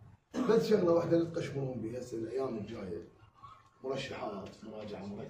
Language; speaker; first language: Arabic; native; Arabic